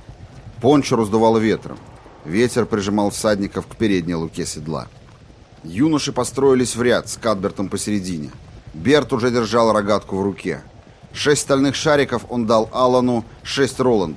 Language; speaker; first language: Russian; native; Russian